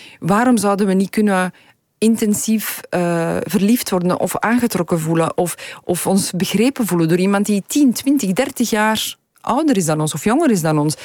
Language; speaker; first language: Dutch; early bilingual, other home language; Polish